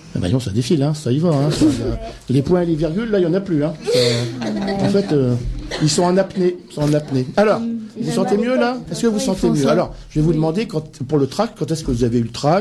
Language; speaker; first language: French; native; French